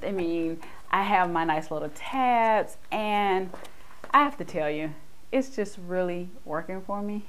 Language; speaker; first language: English; native; English